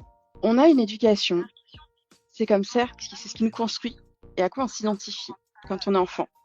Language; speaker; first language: French; native; French